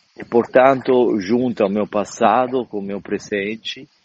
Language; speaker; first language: Portuguese; non-native, fluent; Italian